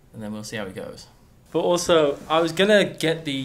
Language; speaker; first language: English; native; English